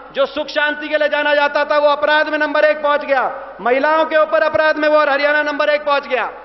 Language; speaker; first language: Hindi; native; Hindi